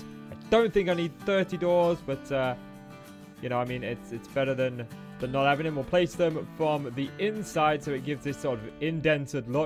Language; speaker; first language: English; native; English